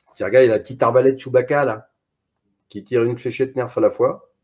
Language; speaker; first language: French; native; French